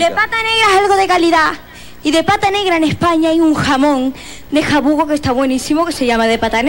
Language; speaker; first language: Spanish; native; Spanish